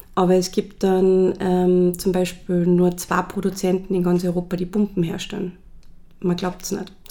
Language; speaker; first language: German; native; German